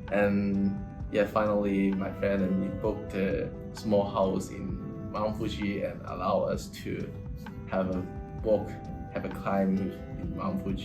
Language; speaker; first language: English; non-native, local second language; Cantonese